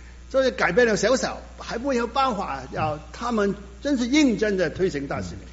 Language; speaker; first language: Chinese; native; Chinese